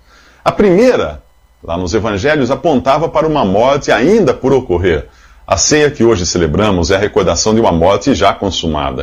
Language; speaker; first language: Portuguese; native; Portuguese